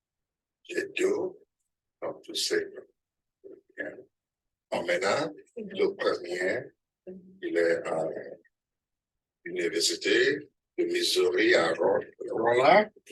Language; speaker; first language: French; non-native, learner; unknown